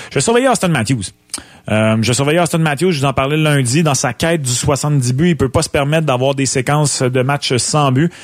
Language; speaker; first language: French; native; French